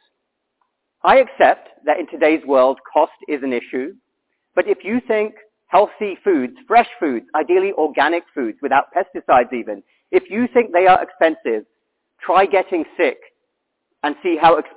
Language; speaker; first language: English; native; English